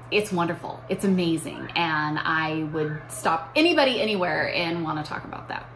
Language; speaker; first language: English; native; English